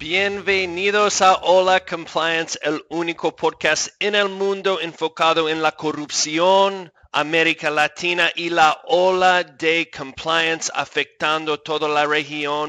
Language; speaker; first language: Spanish; non-native, fluent; English